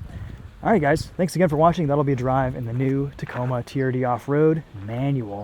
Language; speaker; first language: English; native; English